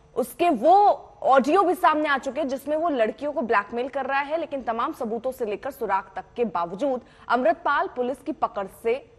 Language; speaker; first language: Hindi; native; Hindi